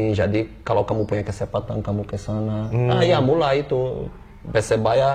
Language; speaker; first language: Indonesian; non-native, fluent; Portuguese